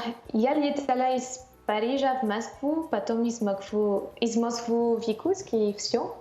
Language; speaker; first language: Russian; non-native, learner; French